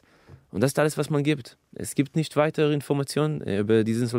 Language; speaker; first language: German; non-native, fluent; Hebrew